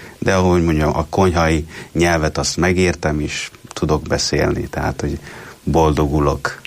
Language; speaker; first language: Hungarian; non-native, fluent; Italian